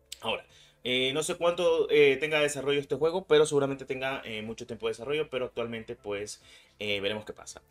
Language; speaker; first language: Spanish; native; Spanish